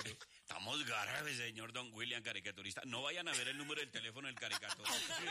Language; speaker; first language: Spanish; native; Spanish